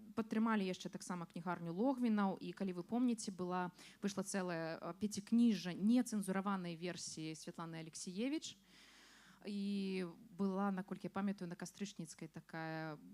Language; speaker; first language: Belarusian; non-native, local second language; Russian